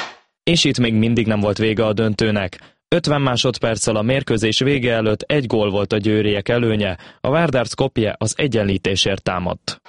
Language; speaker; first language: Hungarian; native; Hungarian